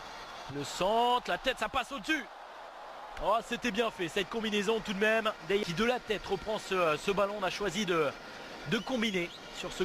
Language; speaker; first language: French; native; French